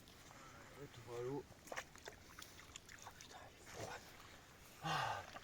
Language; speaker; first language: French; native; French